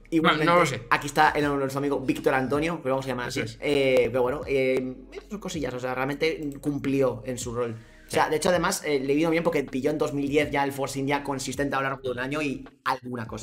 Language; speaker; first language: Spanish; native; Spanish